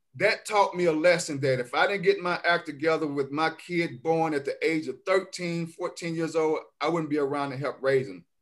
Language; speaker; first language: English; native; English